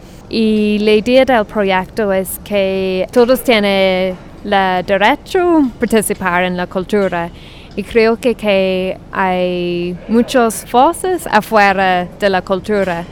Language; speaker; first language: Spanish; non-native, fluent; English